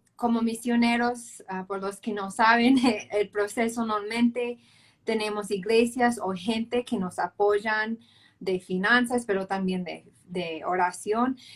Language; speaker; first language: Spanish; non-native, fluent; English